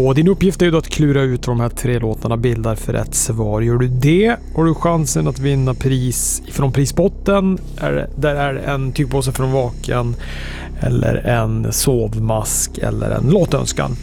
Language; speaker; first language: Swedish; native; Swedish